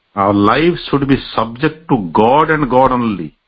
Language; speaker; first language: English; non-native, local second language; Odia